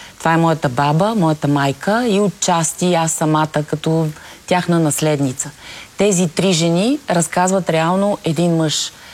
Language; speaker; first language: Bulgarian; native; Bulgarian